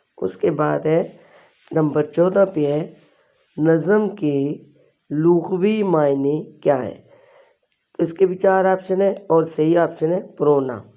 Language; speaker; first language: Urdu; non-native, local second language; Pashto